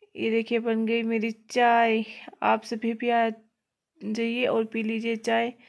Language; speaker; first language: Hindi; native; Hindi